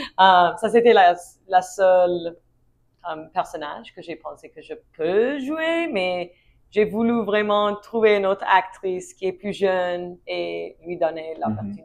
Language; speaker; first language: French; non-native, learner; English